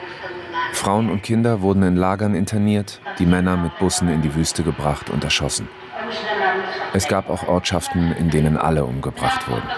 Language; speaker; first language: German; native; German